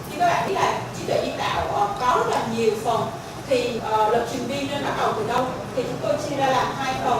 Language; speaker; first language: Vietnamese; native; Vietnamese